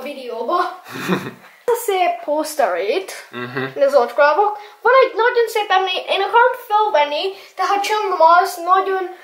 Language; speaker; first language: Hungarian; early bilingual, heritage; English